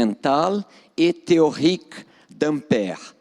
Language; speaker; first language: French; non-native, fluent; Portuguese